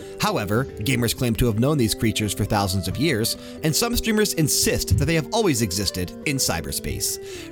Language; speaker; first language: English; native; English